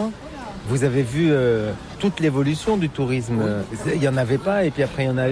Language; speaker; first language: French; native; French